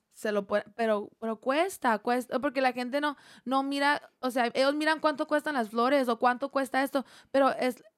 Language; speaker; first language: Spanish; non-native, fluent; English